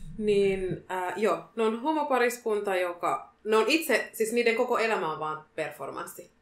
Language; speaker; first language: Finnish; early bilingual, other home language; Arabic